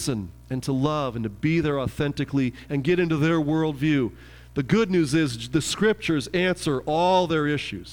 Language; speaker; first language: English; native; English